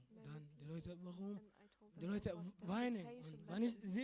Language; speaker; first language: German; non-native, learner; Arabic